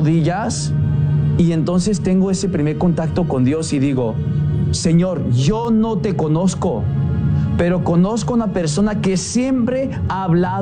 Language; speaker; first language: Spanish; early bilingual, heritage; Spanish